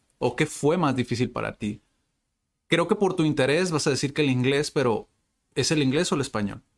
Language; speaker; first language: Spanish; native; Spanish